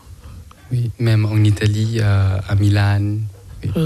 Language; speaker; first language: French; non-native, learner; Thai